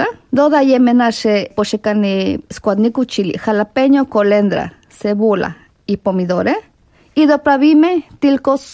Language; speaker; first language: Polish; non-native, fluent; Spanish